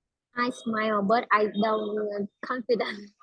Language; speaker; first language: English; non-native, learner; Vietnamese